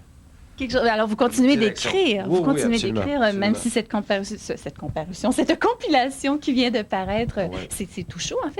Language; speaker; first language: French; native; French